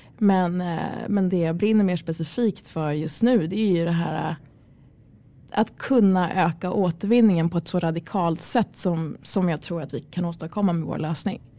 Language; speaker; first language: Swedish; early bilingual, other home language; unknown